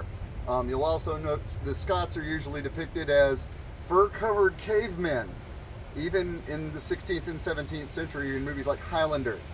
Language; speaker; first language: English; native; English